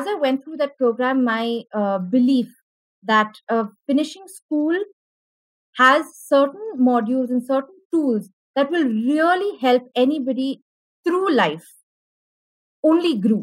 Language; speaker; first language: English; non-native, local second language; Malayalam